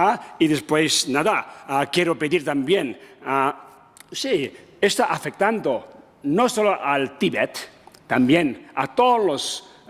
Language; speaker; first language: Spanish; non-native, learner; Tibetan